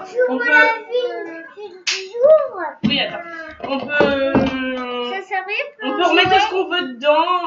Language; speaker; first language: French; native; French